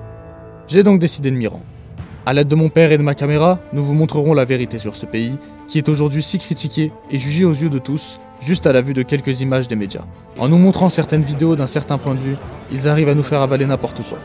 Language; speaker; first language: French; native; French